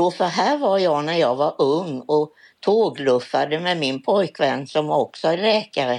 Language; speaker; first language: Swedish; native; Swedish